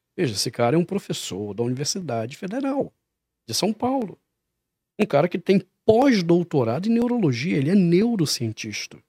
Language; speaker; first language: Portuguese; native; Portuguese